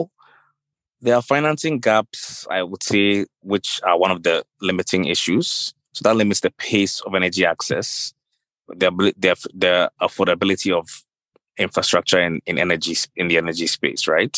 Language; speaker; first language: English; non-native, local second language; Akan